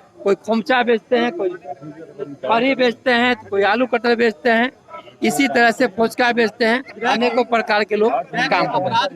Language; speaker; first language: Hindi; native; Hindi